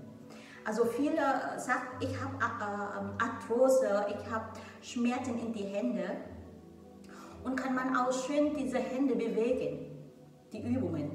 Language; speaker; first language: German; non-native, learner; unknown